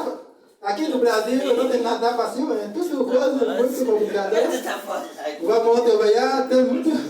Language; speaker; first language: Portuguese; non-native, learner; Haitian Creole